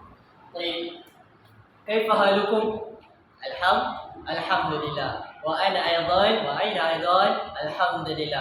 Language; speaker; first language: Arabic; non-native, learner; Malay